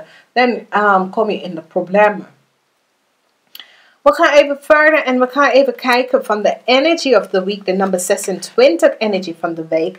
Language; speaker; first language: Dutch; non-native, learner; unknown